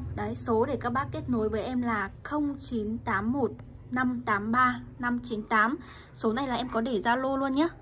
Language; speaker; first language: Vietnamese; native; Vietnamese